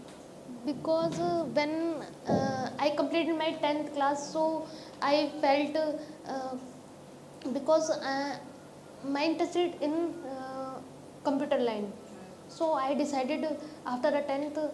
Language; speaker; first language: English; non-native, learner; Hindi